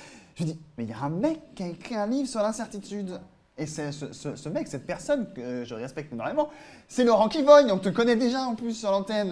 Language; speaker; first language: French; native; French